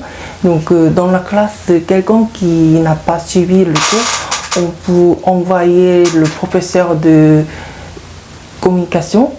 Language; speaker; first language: French; non-native, learner; Korean